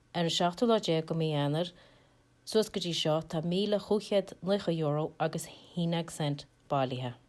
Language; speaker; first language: Irish; native; Irish